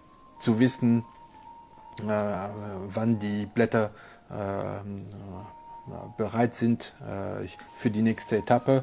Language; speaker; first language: German; non-native, local second language; French